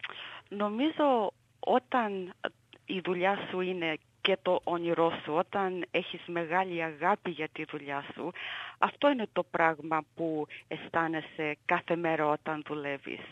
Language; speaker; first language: Greek; early bilingual, heritage; Greek